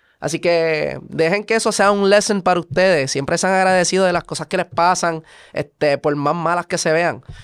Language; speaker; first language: Spanish; native; Spanish